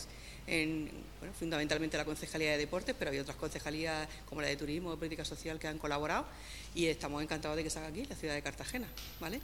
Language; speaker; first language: Spanish; native; Spanish